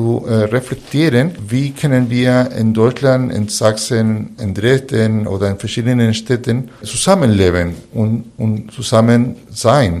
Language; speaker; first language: German; non-native, fluent; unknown